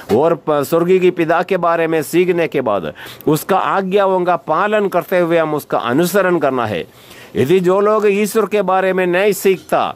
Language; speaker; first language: Hindi; non-native, local second language; Malayalam